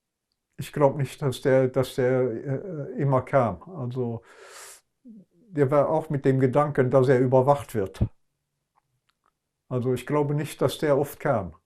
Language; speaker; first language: German; non-native, local second language; Luxembourgish